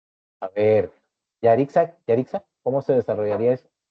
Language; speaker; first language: Spanish; native; Spanish